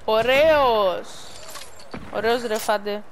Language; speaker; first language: Greek; native; Greek